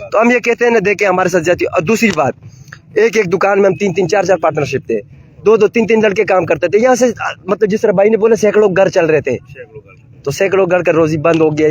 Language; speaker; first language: Urdu; native; Urdu